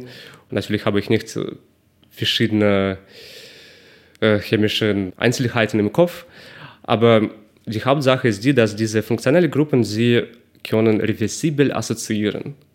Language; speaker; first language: German; non-native, fluent; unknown